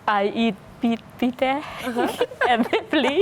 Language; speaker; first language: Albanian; non-native, learner; Filipino